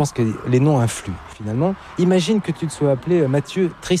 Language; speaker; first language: French; native; French